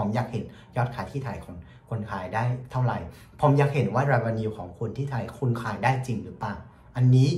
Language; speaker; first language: Thai; non-native, fluent; Vietnamese